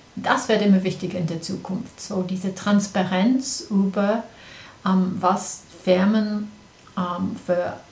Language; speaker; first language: German; non-native, fluent; English